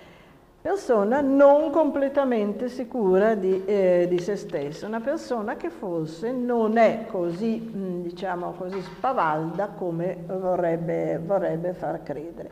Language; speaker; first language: Italian; native; Italian